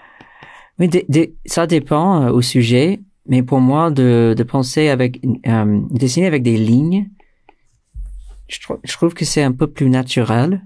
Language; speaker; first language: French; non-native, fluent; English